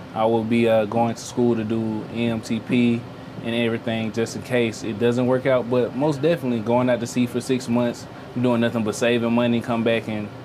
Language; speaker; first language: English; native; English